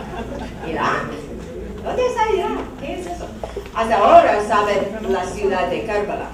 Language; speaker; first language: Spanish; non-native, learner; English